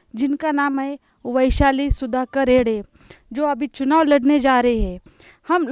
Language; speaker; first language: Hindi; non-native, local second language; Marathi